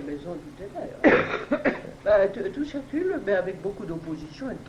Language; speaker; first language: French; native; French